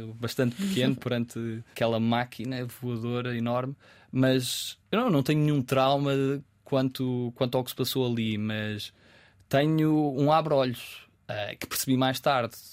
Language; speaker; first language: Portuguese; native; Portuguese